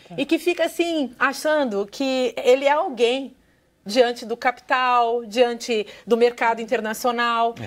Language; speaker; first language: Portuguese; native; Portuguese